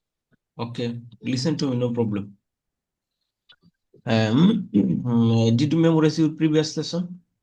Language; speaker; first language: English; non-native, fluent; Bangla